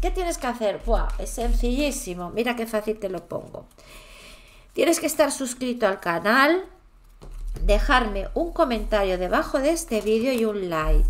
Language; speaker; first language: Spanish; native; Spanish